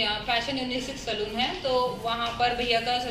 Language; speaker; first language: Hindi; native; Hindi